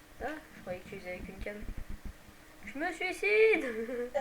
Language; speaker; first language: French; native; French